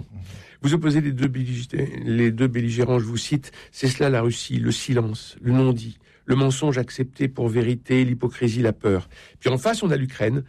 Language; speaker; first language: French; native; French